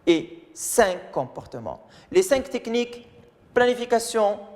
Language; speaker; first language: French; non-native, local second language; Arabic